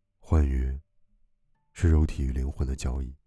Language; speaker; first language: Chinese; native; Chinese